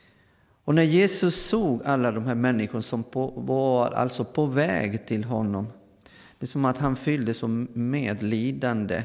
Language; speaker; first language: Swedish; non-native, fluent; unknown